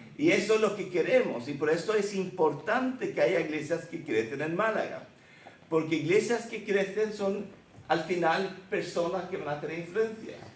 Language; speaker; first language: Spanish; early bilingual, other home language; Swedish